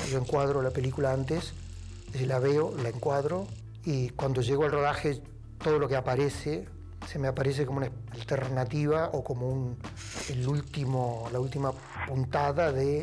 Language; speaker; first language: Spanish; native; Spanish